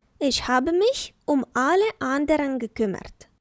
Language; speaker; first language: German; non-native, fluent; Ukrainian